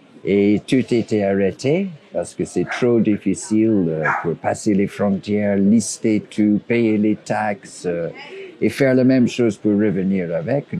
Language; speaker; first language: French; non-native, fluent; English